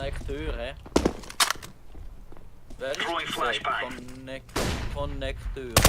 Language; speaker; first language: German; native; German